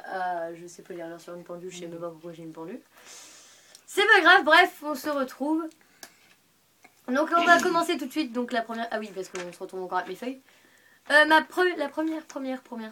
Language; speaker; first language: French; native; French